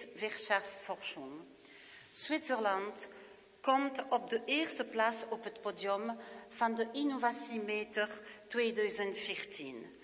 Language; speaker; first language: Dutch; non-native, local second language; French